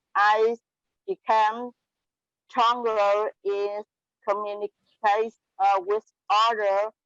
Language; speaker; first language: English; non-native, learner; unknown